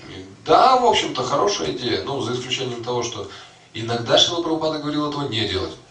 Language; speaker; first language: Russian; native; Russian